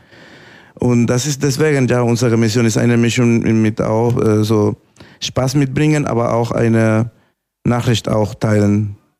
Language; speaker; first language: German; non-native, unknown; Spanish